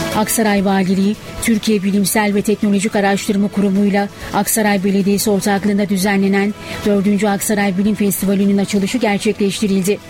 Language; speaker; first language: Turkish; native; Turkish